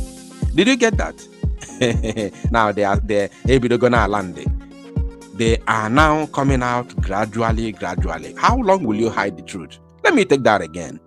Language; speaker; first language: English; non-native, local second language; Igbo